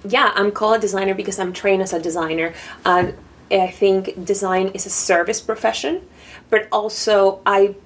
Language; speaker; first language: English; non-native, fluent; Spanish